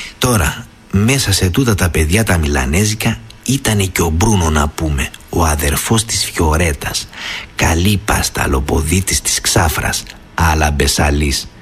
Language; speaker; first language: Greek; native; Greek